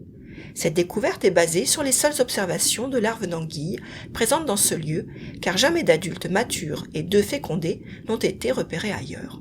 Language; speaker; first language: French; native; French